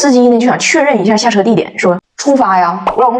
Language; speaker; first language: Chinese; native; Chinese